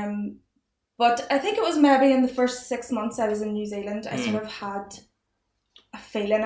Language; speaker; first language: English; native; English